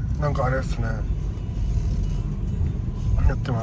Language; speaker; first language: Japanese; native; Japanese